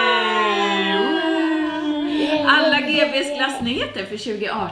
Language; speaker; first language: Swedish; native; Swedish